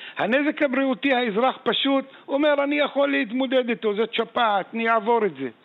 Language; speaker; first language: Hebrew; non-native, local second language; Arabic